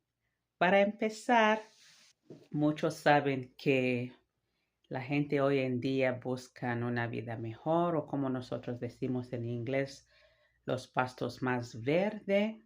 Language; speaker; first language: Spanish; non-native, fluent; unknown